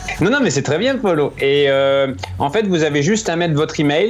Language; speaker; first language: French; native; French